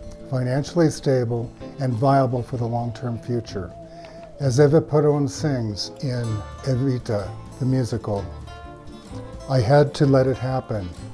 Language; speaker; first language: English; native; English